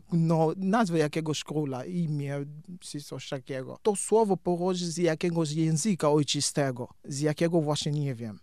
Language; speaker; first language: Polish; non-native, fluent; Kongo